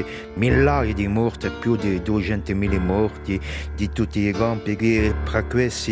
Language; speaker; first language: Italian; non-native, learner; French